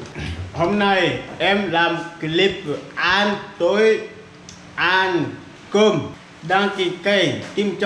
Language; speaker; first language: Vietnamese; non-native, learner; Portuguese